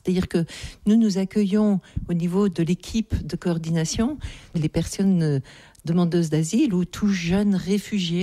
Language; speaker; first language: French; native; French